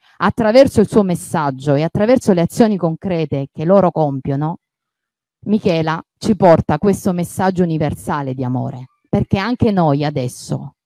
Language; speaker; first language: Italian; native; Italian